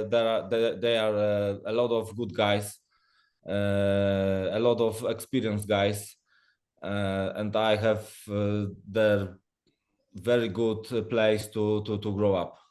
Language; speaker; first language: English; non-native, learner; Polish